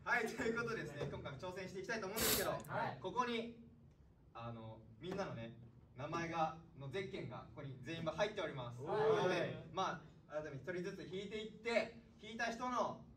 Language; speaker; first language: Japanese; native; Japanese